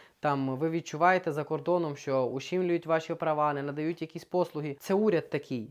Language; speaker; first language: Ukrainian; native; Ukrainian